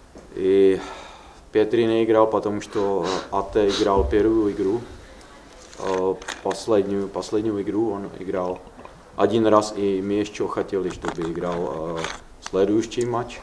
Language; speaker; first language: Russian; non-native, learner; Czech